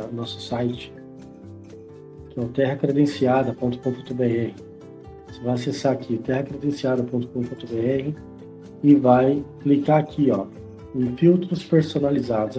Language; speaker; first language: Portuguese; native; Portuguese